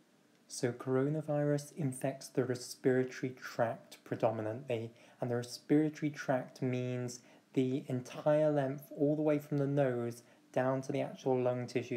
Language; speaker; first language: English; native; English